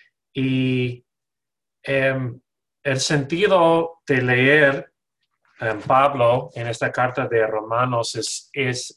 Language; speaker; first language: Spanish; non-native, learner; English